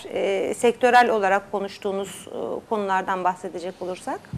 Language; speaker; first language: Turkish; native; Turkish